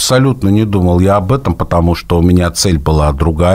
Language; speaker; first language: Russian; native; Russian